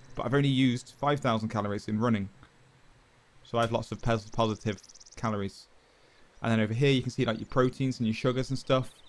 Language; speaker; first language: English; native; English